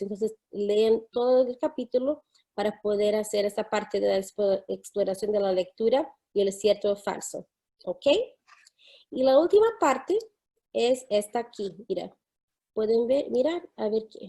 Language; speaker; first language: Spanish; non-native, fluent; English